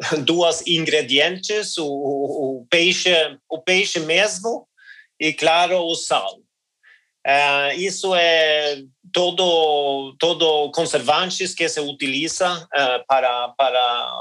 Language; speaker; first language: Portuguese; non-native, learner; Norwegian